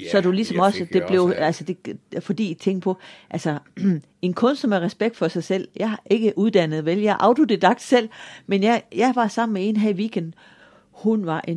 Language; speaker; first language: Danish; native; Danish